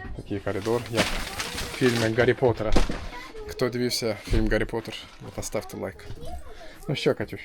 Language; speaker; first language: Ukrainian; non-native, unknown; Turkish